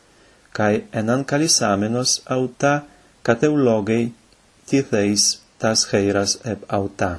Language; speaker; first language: Greek; non-native, fluent; Ukrainian